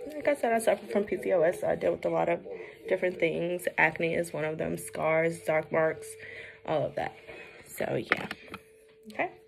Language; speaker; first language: English; native; English